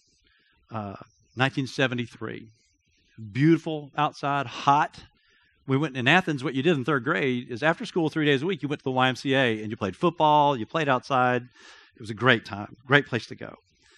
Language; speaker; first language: English; native; English